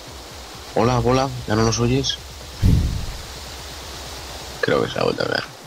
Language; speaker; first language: Spanish; native; Spanish